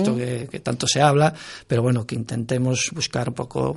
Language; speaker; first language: Spanish; native; Spanish